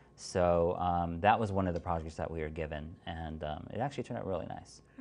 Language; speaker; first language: English; native; English